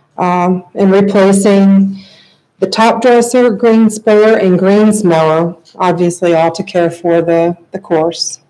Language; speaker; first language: English; native; English